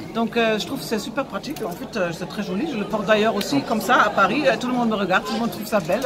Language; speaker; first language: French; non-native, fluent; German